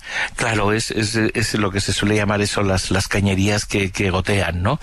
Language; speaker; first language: Spanish; native; Spanish